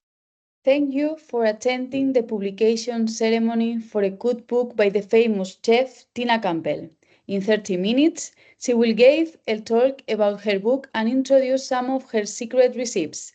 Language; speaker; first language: English; non-native, learner; Spanish